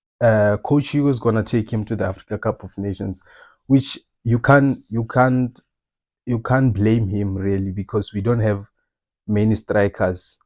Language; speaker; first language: English; non-native, local second language; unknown